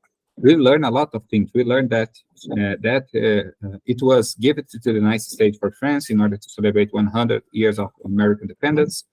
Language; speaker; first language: English; non-native, learner; Portuguese